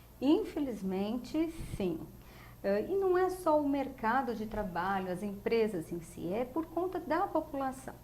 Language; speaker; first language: Portuguese; native; Portuguese